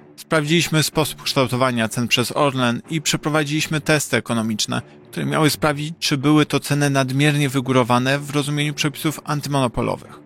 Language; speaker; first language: Polish; native; Polish